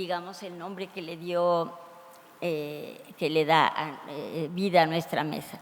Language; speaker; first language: Spanish; native; Spanish